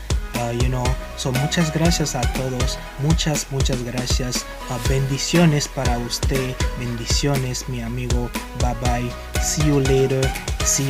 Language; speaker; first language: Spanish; non-native, learner; Haitian Creole